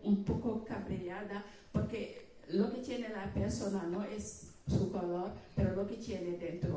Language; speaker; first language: Spanish; non-native, local second language; Wolof